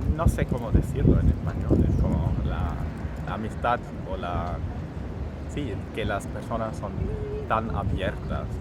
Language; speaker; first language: Spanish; non-native, learner; Swiss German